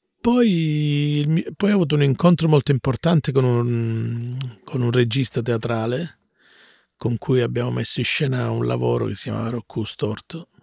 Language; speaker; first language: Italian; native; Italian